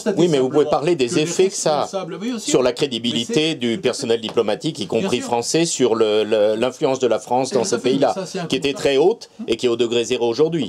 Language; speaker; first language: French; native; French